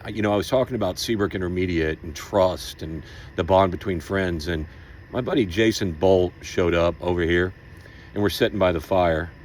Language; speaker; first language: English; native; English